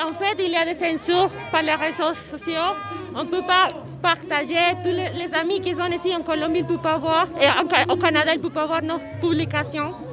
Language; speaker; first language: French; non-native, fluent; Spanish